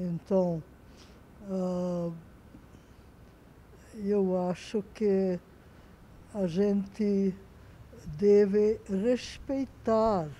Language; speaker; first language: Portuguese; non-native, fluent; Hungarian